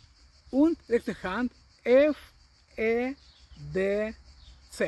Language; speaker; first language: German; non-native, learner; Russian